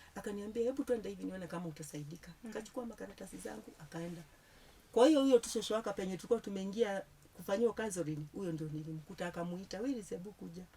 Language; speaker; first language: Swahili; non-native, local second language; Kikuyu